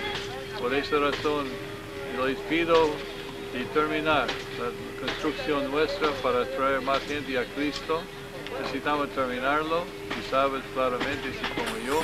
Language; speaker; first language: Spanish; non-native, learner; English